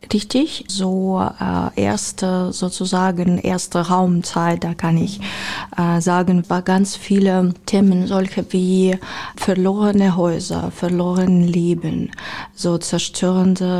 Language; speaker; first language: German; non-native, learner; Ukrainian